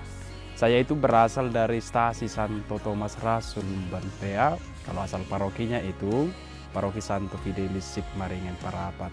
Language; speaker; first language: Indonesian; native; Indonesian